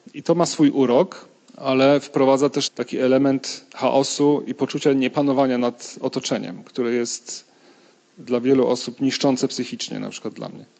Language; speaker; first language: Polish; native; Polish